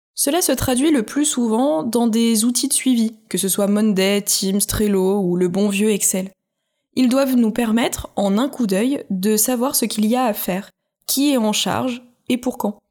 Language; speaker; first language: French; native; French